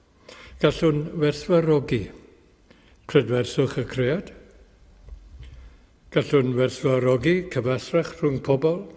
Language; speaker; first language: Welsh; native; Welsh